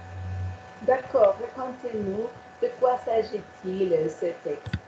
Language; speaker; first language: French; non-native, learner; Spanish